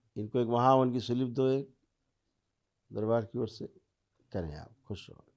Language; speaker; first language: Hindi; native; Hindi